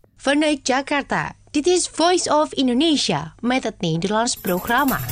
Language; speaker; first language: Dutch; non-native, learner; Indonesian